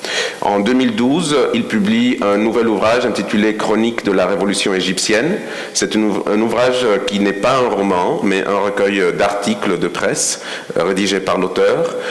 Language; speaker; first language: French; non-native, fluent; Spanish